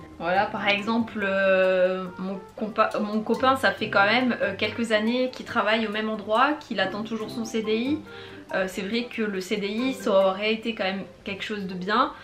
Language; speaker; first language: French; native; French